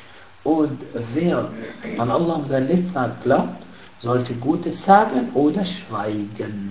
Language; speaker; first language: German; non-native, fluent; Arabic